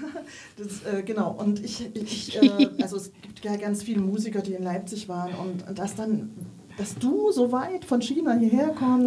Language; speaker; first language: German; native; German